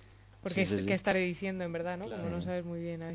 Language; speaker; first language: Spanish; native; Spanish